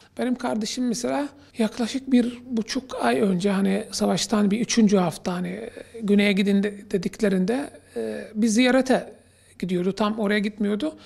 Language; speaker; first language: Turkish; non-native, fluent; Arabic